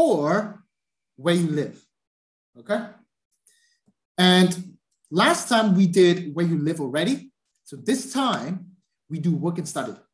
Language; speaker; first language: English; non-native, fluent; Vietnamese